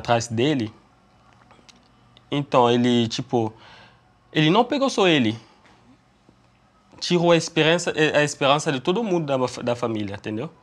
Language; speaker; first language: Portuguese; non-native, fluent; French